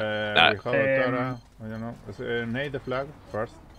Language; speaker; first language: English; non-native, learner; Spanish